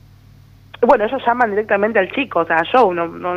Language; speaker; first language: Spanish; native; Spanish